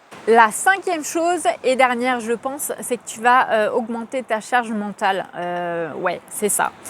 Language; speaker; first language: French; native; French